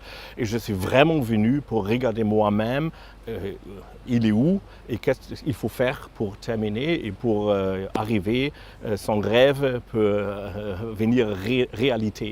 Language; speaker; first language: French; non-native, fluent; German